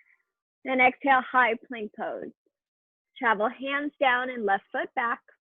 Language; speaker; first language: English; native; English